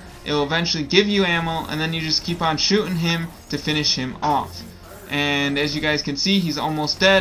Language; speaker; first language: English; native; English